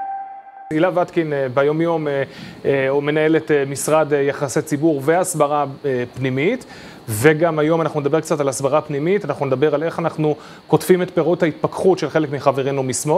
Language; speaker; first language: Hebrew; native; Hebrew